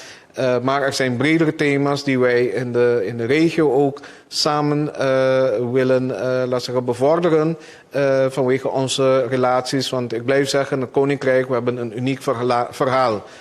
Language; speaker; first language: Dutch; non-native, local second language; Papiamento